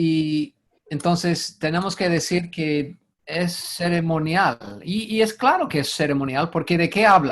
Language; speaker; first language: Spanish; non-native, fluent; English